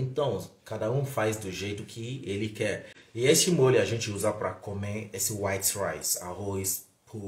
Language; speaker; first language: Portuguese; non-native, fluent; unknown